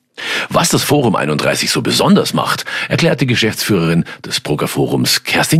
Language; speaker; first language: German; native; German